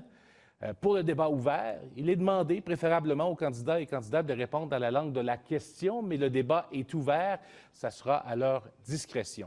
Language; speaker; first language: French; native; French